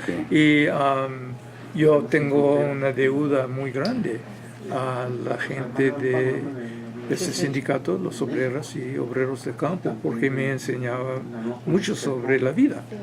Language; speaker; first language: Spanish; non-native, fluent; English